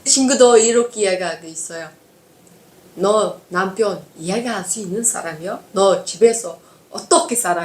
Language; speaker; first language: Korean; non-native, learner; Uzbek